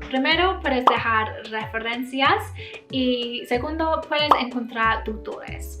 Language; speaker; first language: Spanish; non-native, learner; English